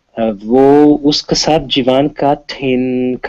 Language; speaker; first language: Hindi; non-native, learner; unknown